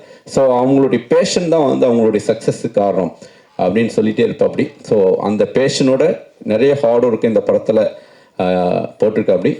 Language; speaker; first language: Tamil; native; Tamil